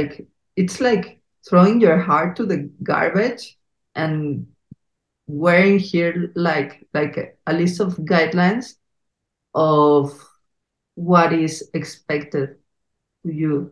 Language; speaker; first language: English; non-native, fluent; Spanish